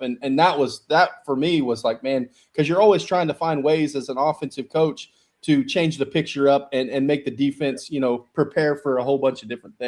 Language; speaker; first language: English; native; English